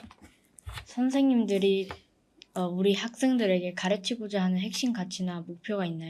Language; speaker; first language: Korean; early bilingual, heritage; Korean